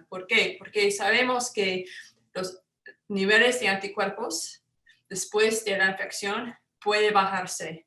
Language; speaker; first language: Spanish; non-native, fluent; English